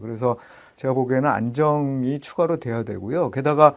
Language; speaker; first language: Korean; native; Korean